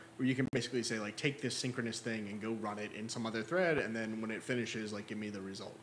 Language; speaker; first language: English; native; English